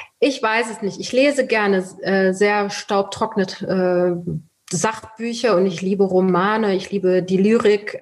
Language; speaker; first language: German; early bilingual, other home language; Persian